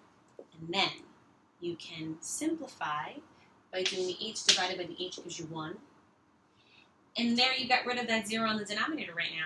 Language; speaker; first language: English; native; English